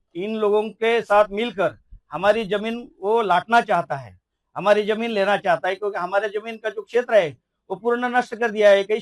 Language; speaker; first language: Hindi; non-native, local second language; Marathi